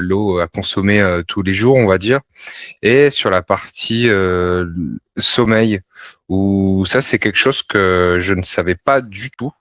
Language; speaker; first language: French; native; French